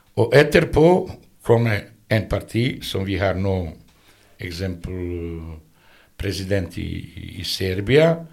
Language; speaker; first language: Norwegian; non-native, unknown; Bosnian